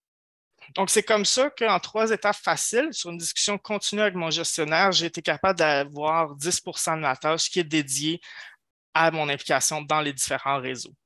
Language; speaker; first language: French; native; French